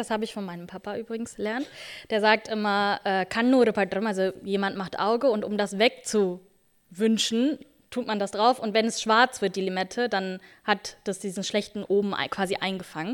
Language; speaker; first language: German; native; German